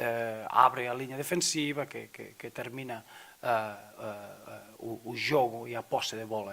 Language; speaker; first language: Portuguese; non-native, fluent; Spanish